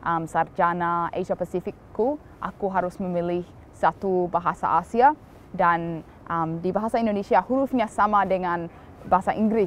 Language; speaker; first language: Indonesian; non-native, fluent; English